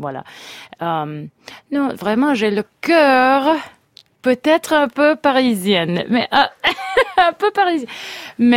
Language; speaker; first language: French; non-native, fluent; Spanish